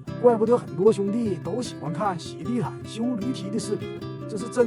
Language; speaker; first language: Chinese; native; Chinese